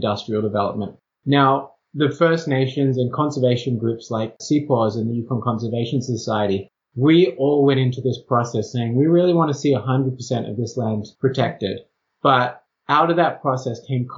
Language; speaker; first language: English; native; English